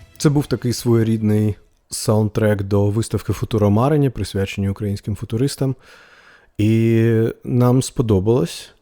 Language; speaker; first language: Ukrainian; non-native, local second language; Russian